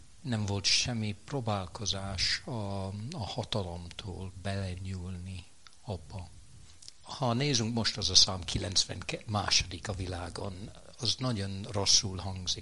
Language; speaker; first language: Hungarian; non-native, fluent; English